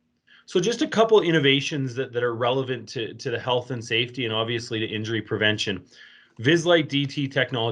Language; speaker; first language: English; native; English